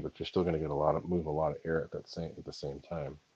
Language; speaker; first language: English; native; English